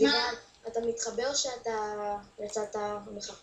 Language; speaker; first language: Hebrew; native; Hebrew